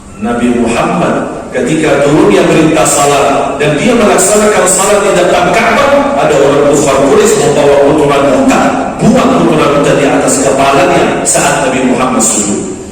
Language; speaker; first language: Malay; non-native, fluent; Arabic